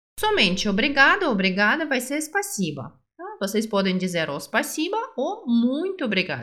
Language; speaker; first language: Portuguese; non-native, fluent; Russian